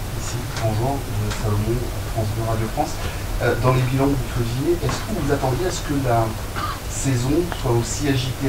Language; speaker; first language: French; native; French